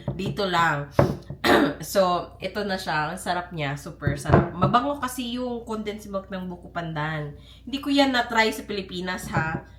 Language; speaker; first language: Filipino; non-native, local second language; Cebuano